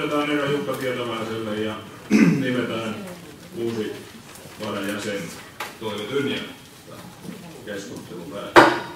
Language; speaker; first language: Finnish; native; Finnish